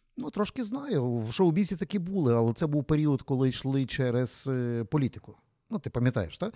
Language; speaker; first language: Ukrainian; native; Ukrainian